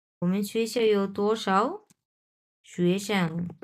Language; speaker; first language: Chinese; non-native, fluent; Bangla